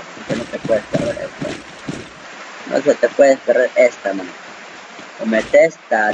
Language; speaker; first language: Spanish; native; Spanish